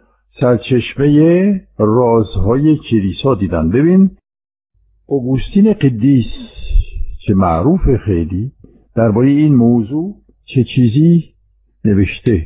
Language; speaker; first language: Persian; non-native, fluent; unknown